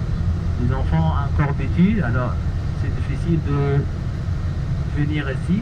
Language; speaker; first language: French; non-native, learner; Arabic